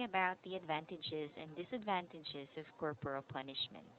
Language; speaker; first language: English; non-native, fluent; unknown